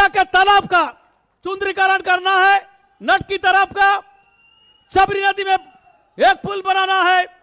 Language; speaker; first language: Hindi; native; Hindi